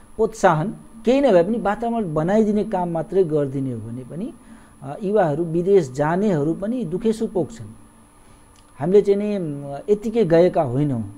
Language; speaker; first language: Nepali; non-native, local second language; Awadhi